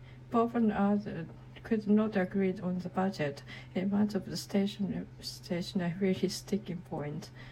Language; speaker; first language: English; non-native, learner; Japanese